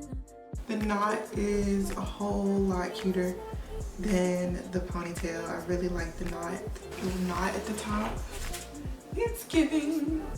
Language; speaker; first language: English; native; English